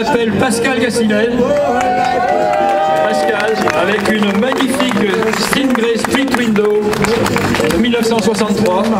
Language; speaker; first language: French; native; French